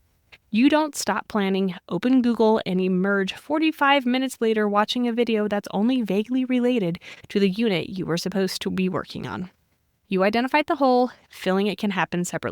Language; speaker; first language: English; native; English